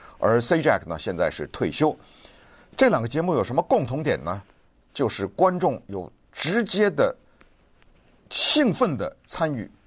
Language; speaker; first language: Chinese; native; Chinese